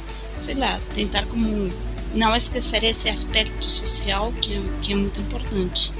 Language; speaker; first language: Portuguese; non-native, fluent; Spanish